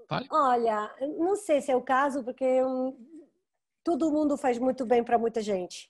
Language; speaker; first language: Portuguese; non-native, fluent; Italian